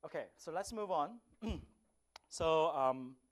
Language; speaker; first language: English; non-native, fluent; Korean